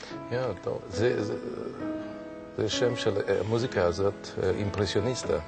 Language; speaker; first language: Hebrew; non-native, learner; French